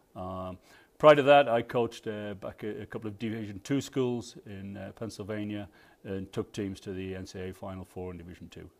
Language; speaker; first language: English; native; English